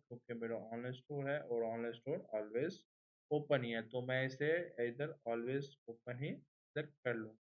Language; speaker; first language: Urdu; non-native, local second language; Punjabi